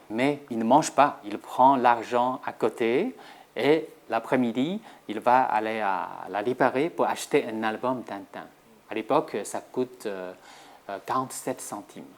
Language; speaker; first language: French; non-native, fluent; Chinese